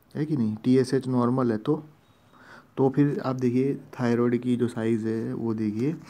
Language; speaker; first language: Hindi; non-native, local second language; Gujarati